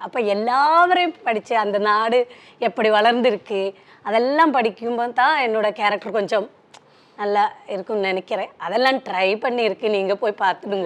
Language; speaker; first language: Tamil; non-native, learner; Malayalam